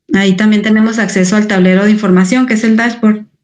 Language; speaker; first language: Spanish; native; Spanish